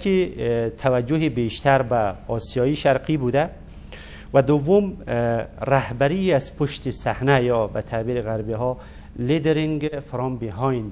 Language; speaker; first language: Persian; native; Persian